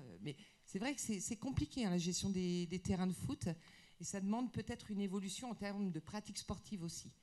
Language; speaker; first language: French; native; French